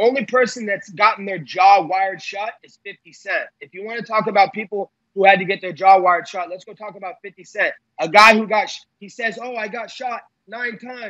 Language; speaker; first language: English; native; English